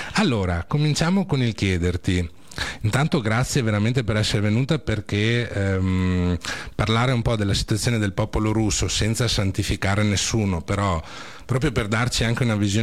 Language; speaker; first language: Italian; native; Italian